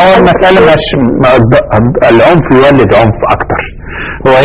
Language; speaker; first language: Arabic; native; Arabic